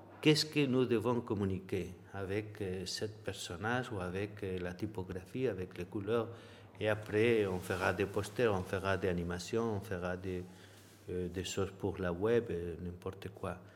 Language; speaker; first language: French; non-native, learner; Spanish